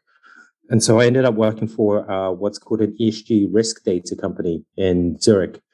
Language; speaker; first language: English; native; English